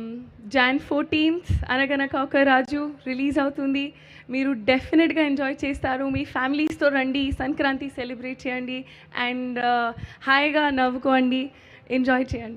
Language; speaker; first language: Telugu; non-native, learner; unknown